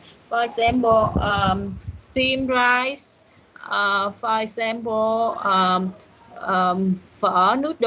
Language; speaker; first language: English; non-native, learner; Vietnamese